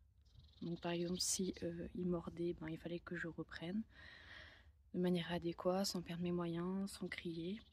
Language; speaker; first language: French; native; French